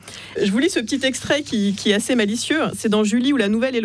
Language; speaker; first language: French; native; French